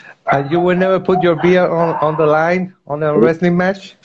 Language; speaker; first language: English; non-native, fluent; Spanish